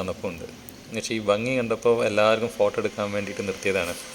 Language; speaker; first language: Malayalam; native; Malayalam